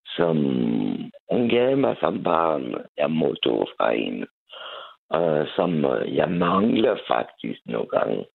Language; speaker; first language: Danish; non-native, fluent; French